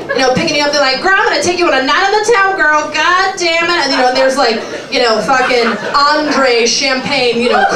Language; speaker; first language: English; native; English